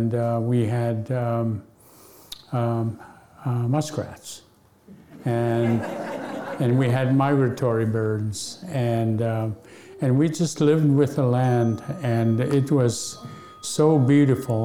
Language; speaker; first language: English; early bilingual, other home language; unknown